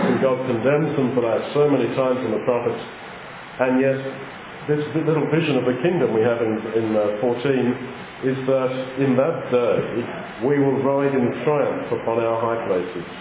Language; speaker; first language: English; native; English